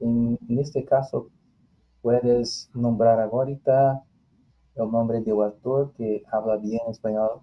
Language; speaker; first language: Spanish; non-native, fluent; Portuguese